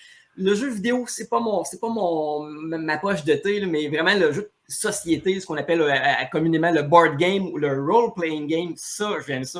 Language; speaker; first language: French; native; French